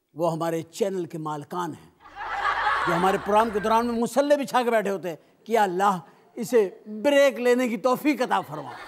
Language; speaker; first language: Urdu; native; Urdu